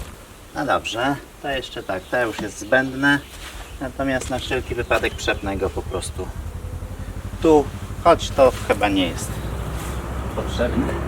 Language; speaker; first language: Polish; native; Polish